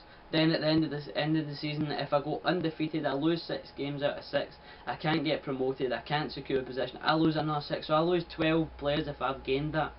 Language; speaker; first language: English; native; English